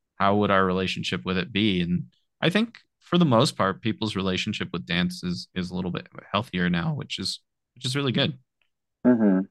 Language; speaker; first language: English; native; English